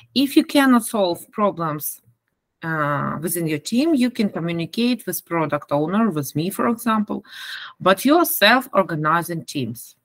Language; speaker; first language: English; non-native, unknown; Ukrainian